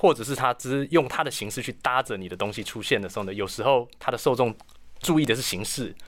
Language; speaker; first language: Chinese; native; Chinese